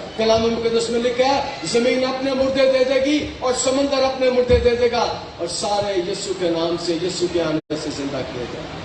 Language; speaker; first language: Urdu; non-native, local second language; Punjabi